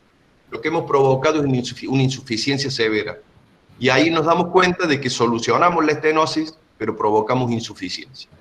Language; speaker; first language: Spanish; native; Spanish